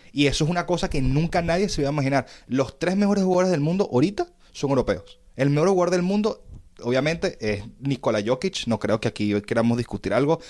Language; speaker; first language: Spanish; native; Spanish